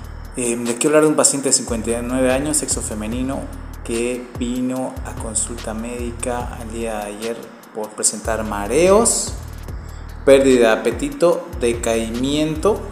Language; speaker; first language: Spanish; native; Spanish